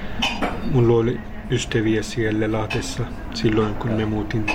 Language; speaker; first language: Finnish; non-native, fluent; Turkish